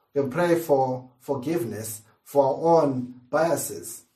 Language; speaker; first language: English; non-native, local second language; Shona